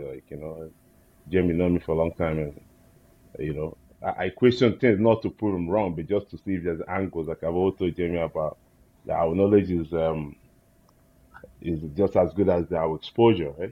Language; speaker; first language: English; non-native, local second language; Igbo